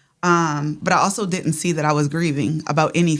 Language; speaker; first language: English; native; English